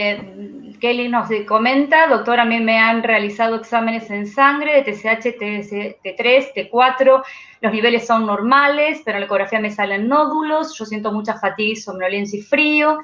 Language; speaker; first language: Spanish; native; Spanish